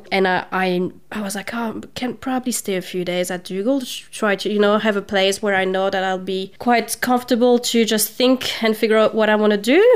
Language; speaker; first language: English; non-native, fluent; French